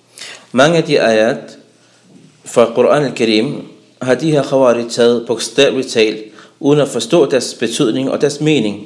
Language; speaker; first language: Danish; early bilingual, other home language; Arabic